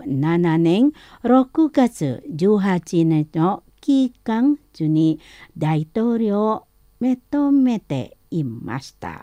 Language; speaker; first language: Japanese; non-native, fluent; Indonesian